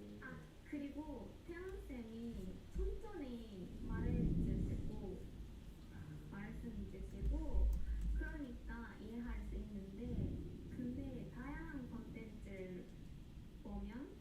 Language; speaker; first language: Korean; non-native, fluent; Japanese